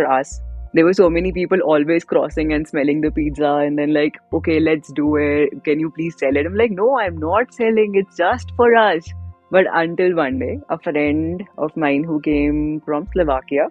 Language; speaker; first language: English; non-native, local second language; Hindi